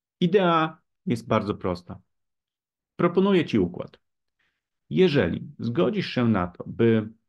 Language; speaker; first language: Polish; native; Polish